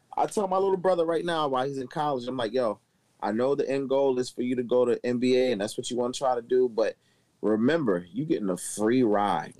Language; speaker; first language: English; native; English